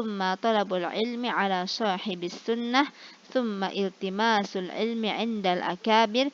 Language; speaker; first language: Arabic; non-native, fluent; Indonesian